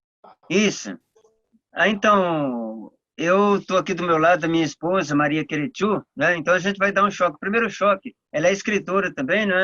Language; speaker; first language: Portuguese; non-native, local second language; Guarani